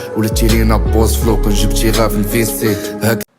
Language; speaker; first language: Arabic; native; Arabic